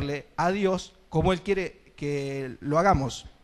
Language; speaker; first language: Spanish; native; Spanish